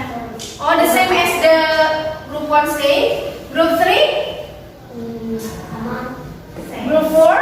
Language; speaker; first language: English; non-native, fluent; Indonesian